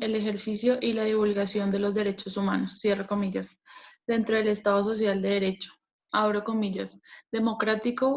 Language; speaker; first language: Spanish; native; Spanish